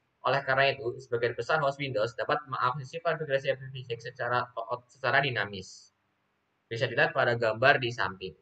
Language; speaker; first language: Indonesian; native; Indonesian